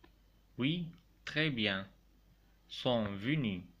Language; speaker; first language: French; non-native, fluent; Arabic